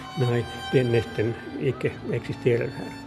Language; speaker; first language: Norwegian; non-native, fluent; Finnish